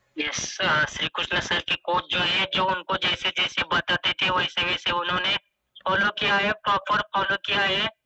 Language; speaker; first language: Hindi; non-native, local second language; Marathi